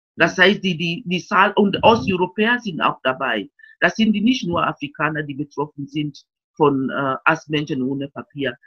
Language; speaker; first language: German; non-native, fluent; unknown